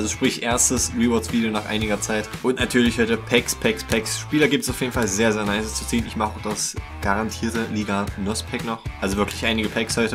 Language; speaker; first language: German; native; German